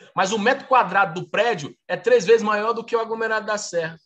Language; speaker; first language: Portuguese; native; Portuguese